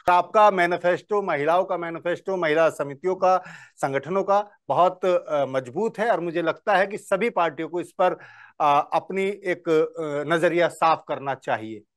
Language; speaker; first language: Hindi; native; Hindi